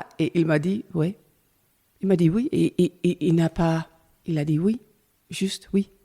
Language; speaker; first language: French; non-native, learner; Dutch